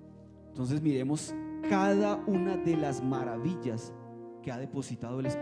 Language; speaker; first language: Spanish; native; Spanish